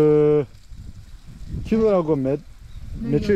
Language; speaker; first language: Korean; early bilingual, heritage; Korean